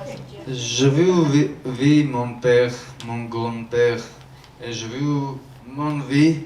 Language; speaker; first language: French; non-native, learner; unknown